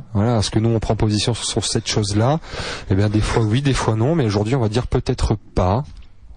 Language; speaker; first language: French; native; French